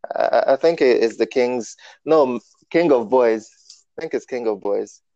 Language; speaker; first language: English; non-native, local second language; Igbo